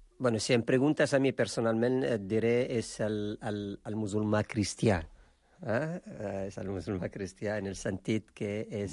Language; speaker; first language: Catalan; non-native, fluent; Arabic